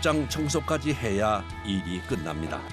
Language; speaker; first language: Korean; native; Korean